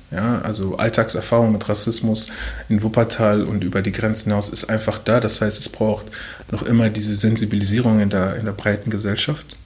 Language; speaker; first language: German; early bilingual, other home language; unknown